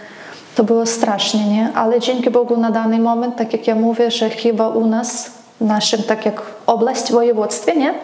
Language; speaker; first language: Polish; non-native, fluent; Ukrainian